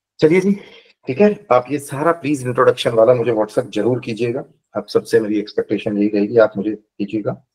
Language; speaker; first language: Hindi; native; Hindi